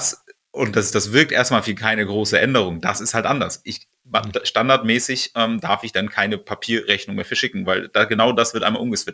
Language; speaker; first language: German; native; German